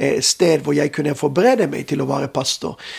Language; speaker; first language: Norwegian; non-native, fluent; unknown